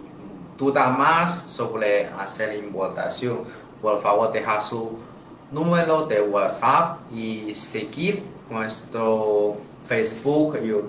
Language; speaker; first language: Spanish; non-native, learner; Chinese